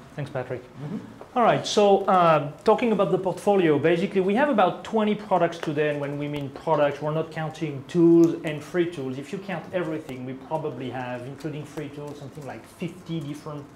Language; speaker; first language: English; non-native, fluent; French